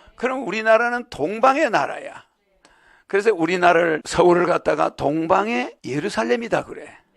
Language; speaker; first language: Korean; native; Korean